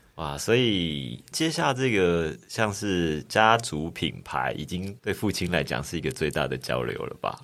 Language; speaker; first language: Chinese; native; Chinese